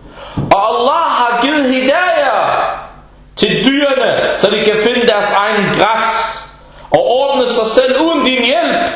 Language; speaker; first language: Danish; non-native, fluent; Arabic